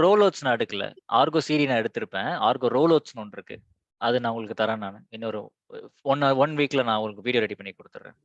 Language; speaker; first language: Tamil; native; Tamil